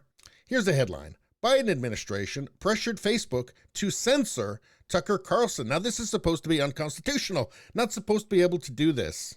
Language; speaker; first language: English; native; English